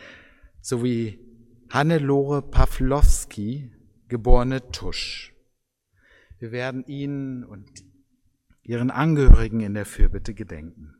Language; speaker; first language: German; native; German